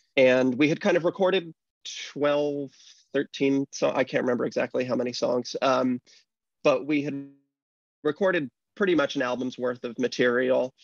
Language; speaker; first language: English; native; English